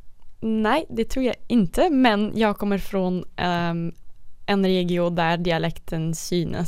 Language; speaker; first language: Swedish; non-native, learner; Dutch